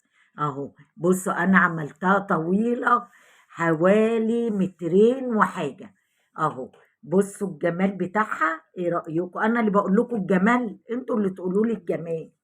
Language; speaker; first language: Arabic; native; Arabic